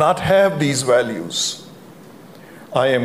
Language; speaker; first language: English; non-native, local second language; Punjabi